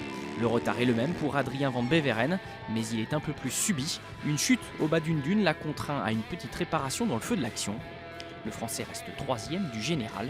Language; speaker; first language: French; native; French